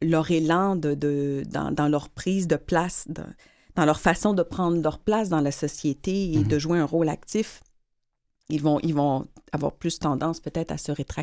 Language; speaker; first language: French; native; French